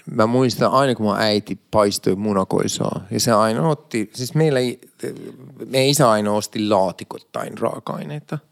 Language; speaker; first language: Finnish; early bilingual, other home language; Persian